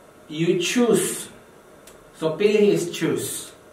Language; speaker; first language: English; non-native, fluent; Indonesian